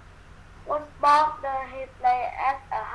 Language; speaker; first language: English; non-native, learner; Vietnamese